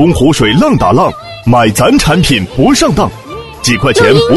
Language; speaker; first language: Chinese; native; Chinese